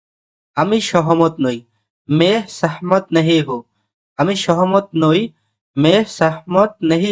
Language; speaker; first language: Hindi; non-native, fluent; Bangla